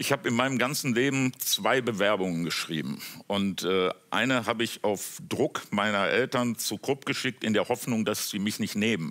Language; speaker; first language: German; native; German